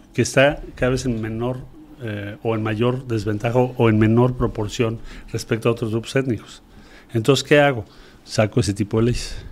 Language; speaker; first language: Spanish; native; Spanish